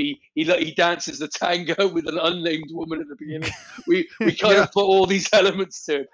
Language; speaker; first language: English; native; English